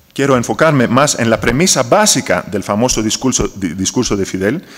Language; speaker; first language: Spanish; non-native, fluent; Greek